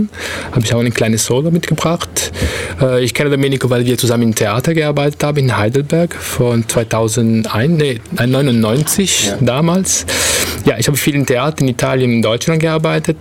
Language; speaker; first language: German; non-native, fluent; Italian